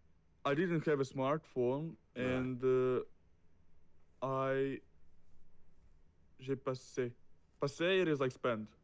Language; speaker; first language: English; non-native, learner; Russian